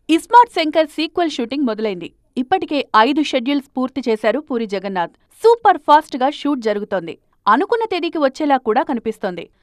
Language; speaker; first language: Telugu; native; Telugu